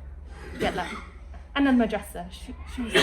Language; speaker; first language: Arabic; non-native, learner; English